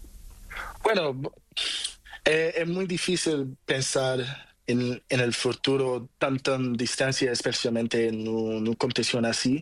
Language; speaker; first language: Spanish; non-native, learner; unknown